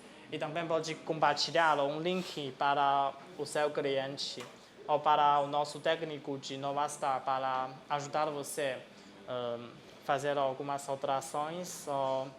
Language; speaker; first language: Portuguese; non-native, fluent; Chinese